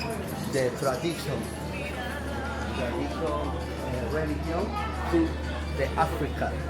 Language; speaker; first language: English; non-native, learner; Spanish